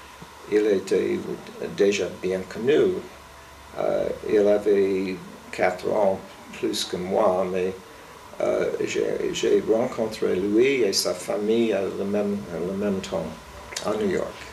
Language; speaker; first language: French; non-native, fluent; English